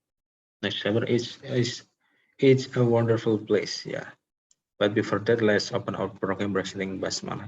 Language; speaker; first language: English; non-native, local second language; Indonesian